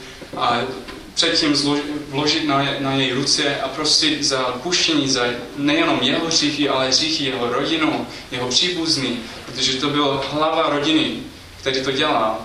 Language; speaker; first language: Czech; non-native, fluent; English